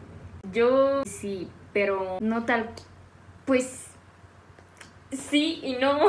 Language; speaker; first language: Spanish; non-native, fluent; French